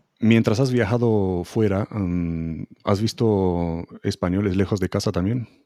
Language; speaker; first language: Spanish; non-native, fluent; Hebrew